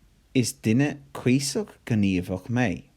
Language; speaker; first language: Irish; non-native, local second language; English